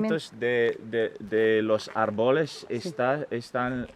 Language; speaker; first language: Spanish; non-native, learner; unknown